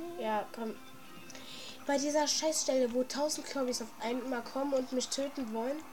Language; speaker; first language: German; native; German